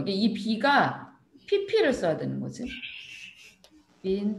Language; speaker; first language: Korean; native; Korean